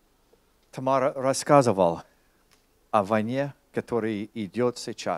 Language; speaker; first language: Russian; non-native, fluent; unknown